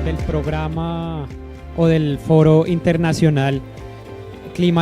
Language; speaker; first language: Spanish; native; Spanish